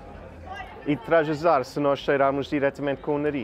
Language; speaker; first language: Portuguese; native; Portuguese